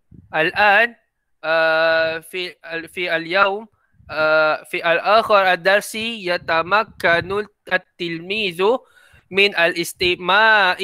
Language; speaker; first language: Arabic; non-native, fluent; Malay